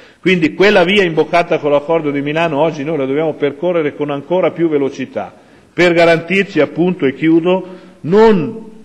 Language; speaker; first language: Italian; native; Italian